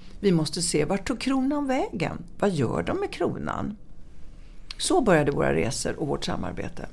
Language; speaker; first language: Swedish; early bilingual, other home language; Italian